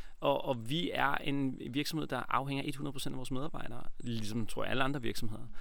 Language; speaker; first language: Danish; native; Danish